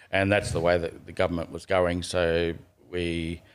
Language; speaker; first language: English; native; English